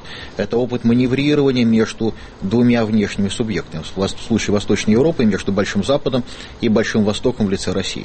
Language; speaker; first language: Russian; native; Russian